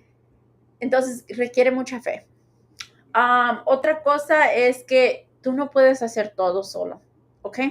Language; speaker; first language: Spanish; early bilingual, heritage; Spanish